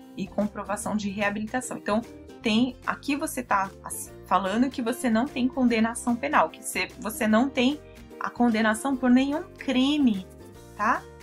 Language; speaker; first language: Portuguese; native; Portuguese